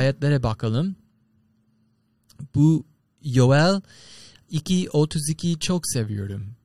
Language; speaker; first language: Turkish; non-native, learner; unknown